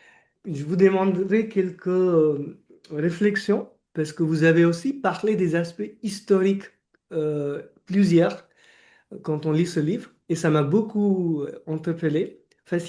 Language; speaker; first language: French; non-native, fluent; Marathi